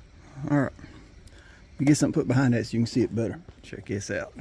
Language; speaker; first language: English; native; English